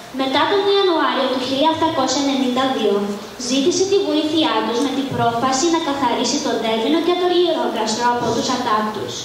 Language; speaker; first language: Greek; early bilingual, heritage; Greek